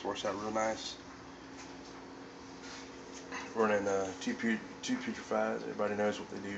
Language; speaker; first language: English; native; English